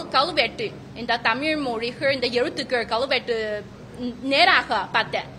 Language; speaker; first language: Tamil; non-native, fluent; Chinese